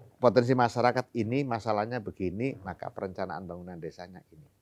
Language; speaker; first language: Indonesian; native; Indonesian